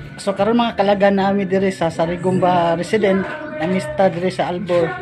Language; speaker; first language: Cebuano; native; Cebuano